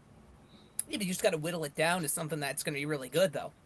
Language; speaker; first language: English; native; English